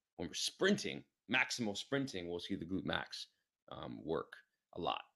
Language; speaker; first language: English; native; English